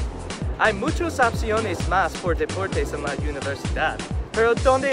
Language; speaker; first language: Spanish; non-native, learner; English